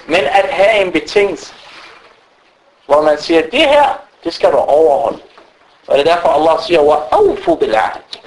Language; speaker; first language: Danish; non-native, fluent; Arabic